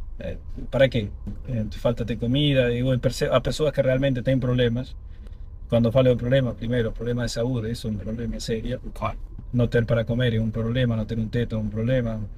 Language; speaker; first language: Portuguese; non-native, fluent; Spanish